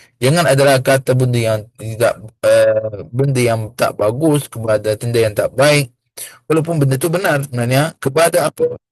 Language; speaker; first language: Malay; non-native, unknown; Arabic